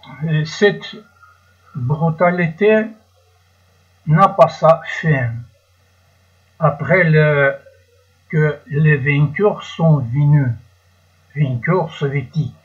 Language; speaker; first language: French; non-native, learner; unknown